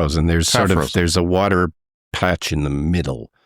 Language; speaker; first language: English; native; English